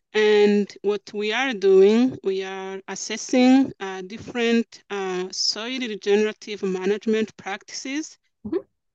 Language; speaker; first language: English; non-native, local second language; Kinyarwanda